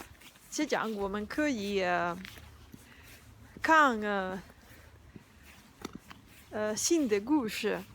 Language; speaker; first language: Chinese; non-native, learner; Spanish